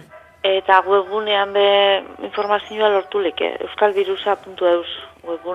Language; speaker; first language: Basque; native; Basque